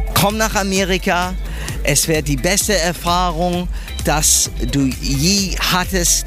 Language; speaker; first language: German; non-native, fluent; English